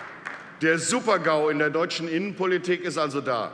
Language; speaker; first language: German; native; German